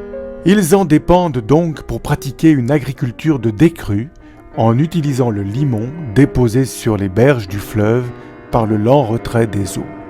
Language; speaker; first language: French; native; French